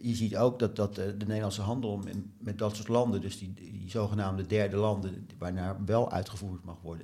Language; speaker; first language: Dutch; native; Dutch